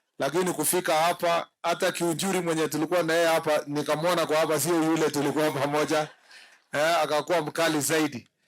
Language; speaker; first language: Swahili; non-native, local second language; Kalenjin